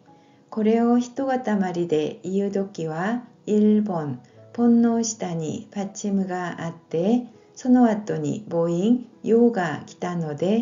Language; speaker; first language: Japanese; non-native, fluent; Korean